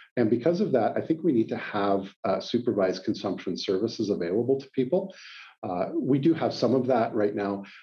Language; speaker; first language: English; native; English